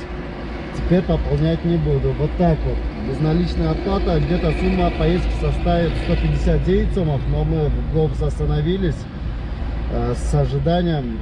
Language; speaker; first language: Russian; non-native, local second language; Kyrgyz